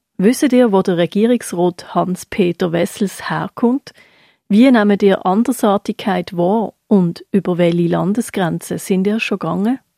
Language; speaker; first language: German; native; German